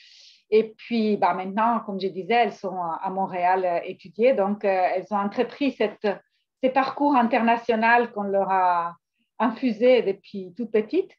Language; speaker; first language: French; non-native, fluent; Italian